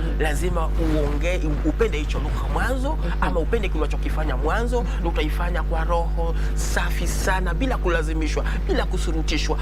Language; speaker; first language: Swahili; native; Swahili